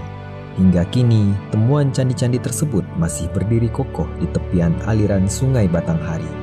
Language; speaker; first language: Malay; native; Malay